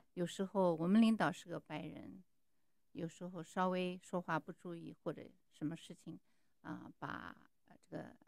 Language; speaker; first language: Chinese; native; Chinese